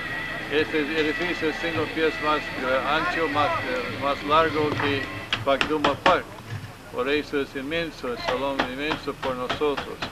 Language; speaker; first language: Spanish; non-native, learner; English